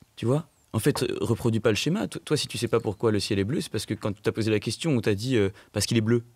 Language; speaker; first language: French; native; French